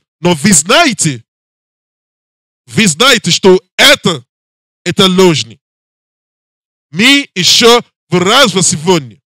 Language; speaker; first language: Russian; non-native, learner; English